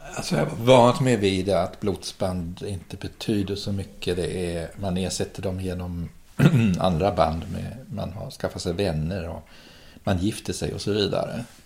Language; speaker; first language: Swedish; early bilingual, other home language; German